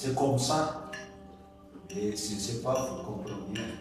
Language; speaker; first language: French; non-native, local second language; Malagasy